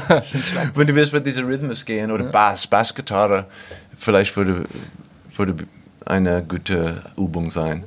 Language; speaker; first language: German; non-native, fluent; English